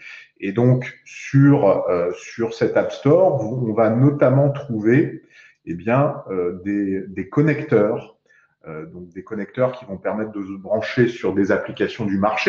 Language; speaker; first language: French; native; French